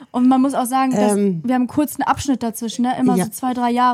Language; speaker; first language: German; early bilingual, other home language; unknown